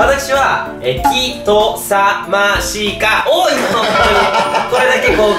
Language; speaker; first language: Japanese; native; Japanese